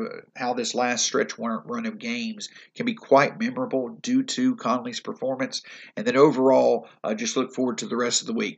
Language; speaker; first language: English; native; English